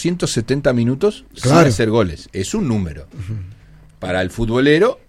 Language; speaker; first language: Spanish; native; Spanish